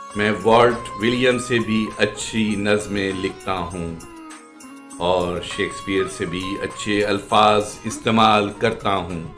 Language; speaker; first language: Urdu; native; Urdu